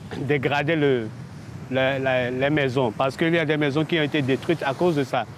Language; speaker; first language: French; non-native, local second language; Ewe